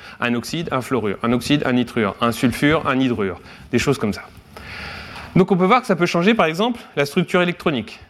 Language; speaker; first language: French; native; French